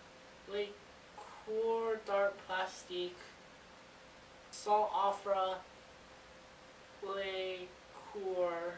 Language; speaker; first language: French; non-native, learner; English